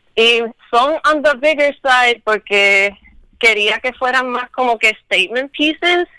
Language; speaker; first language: Spanish; native; Spanish